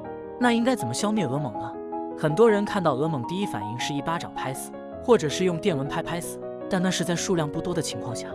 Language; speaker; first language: Chinese; native; Chinese